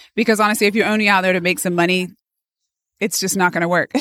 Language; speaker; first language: English; native; English